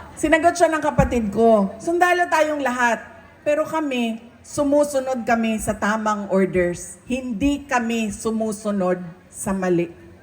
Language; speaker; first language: Filipino; non-native, local second language; Cebuano